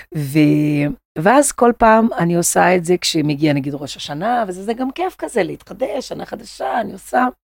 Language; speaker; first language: Hebrew; non-native, fluent; Portuguese